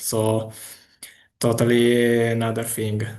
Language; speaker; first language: English; non-native, fluent; Italian